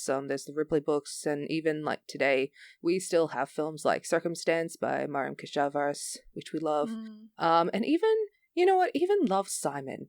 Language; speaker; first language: English; native; English